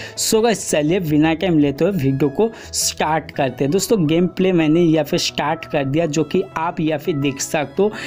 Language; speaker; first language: Hindi; non-native, local second language; Bangla